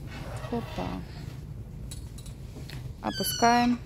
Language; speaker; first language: Russian; native; Russian